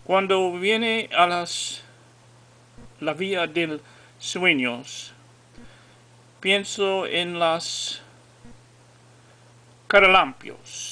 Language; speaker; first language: Spanish; non-native, learner; English